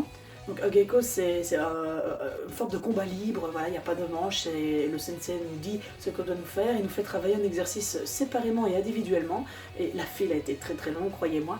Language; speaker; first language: French; native; French